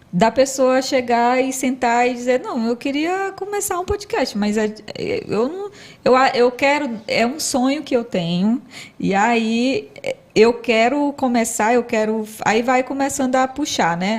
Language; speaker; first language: Portuguese; native; Portuguese